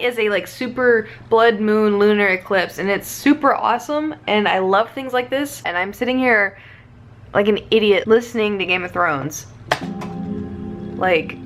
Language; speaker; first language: English; native; English